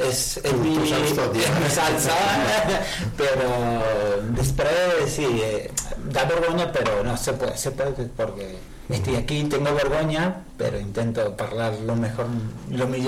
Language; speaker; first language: Catalan; non-native, learner; Spanish